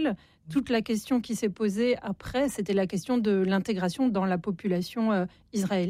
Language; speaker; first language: French; native; French